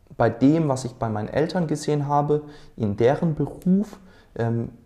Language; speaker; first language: German; native; German